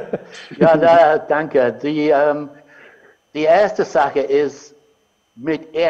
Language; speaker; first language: German; non-native, fluent; English